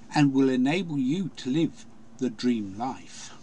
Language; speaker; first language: English; native; English